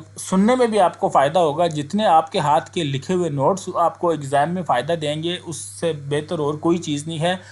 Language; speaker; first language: Urdu; non-native, local second language; Punjabi